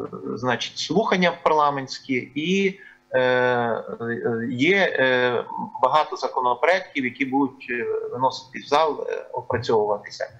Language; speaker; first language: Ukrainian; native; Ukrainian